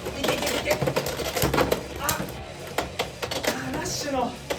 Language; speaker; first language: Japanese; native; Japanese